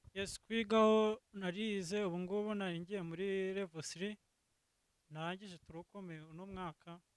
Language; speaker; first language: Kinyarwanda; native; Kinyarwanda